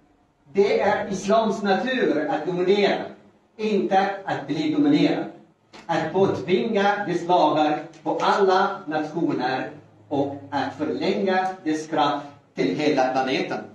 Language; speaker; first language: Swedish; non-native, fluent; Arabic